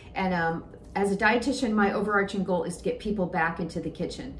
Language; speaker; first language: English; native; English